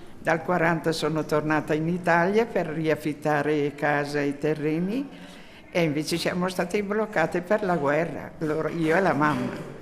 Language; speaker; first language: Italian; early bilingual, heritage; Italian